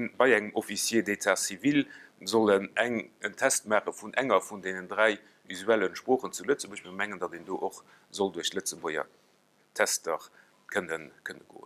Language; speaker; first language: Luxembourgish; native; Luxembourgish